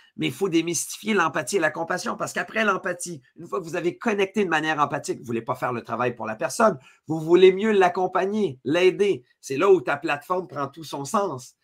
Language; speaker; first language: French; native; French